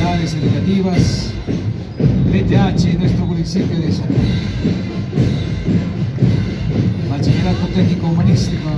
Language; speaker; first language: Spanish; native; Spanish